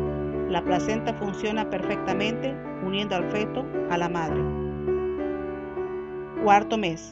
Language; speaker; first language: Spanish; native; Spanish